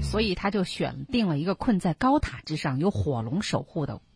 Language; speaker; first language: Chinese; native; Chinese